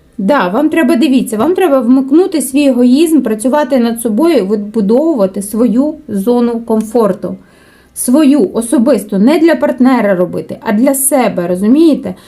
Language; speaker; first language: Ukrainian; non-native, local second language; Russian